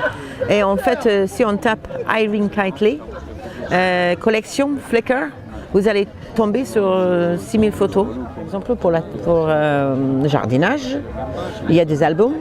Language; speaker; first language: French; non-native, fluent; English